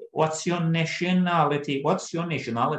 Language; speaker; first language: English; non-native, fluent; Turkish